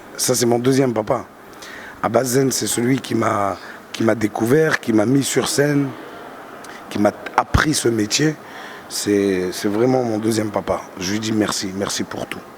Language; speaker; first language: French; non-native, local second language; Arabic